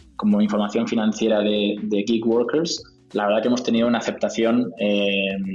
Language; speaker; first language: Spanish; native; Spanish